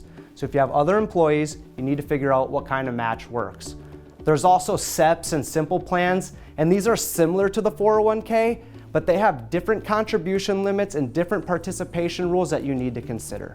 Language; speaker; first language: English; native; English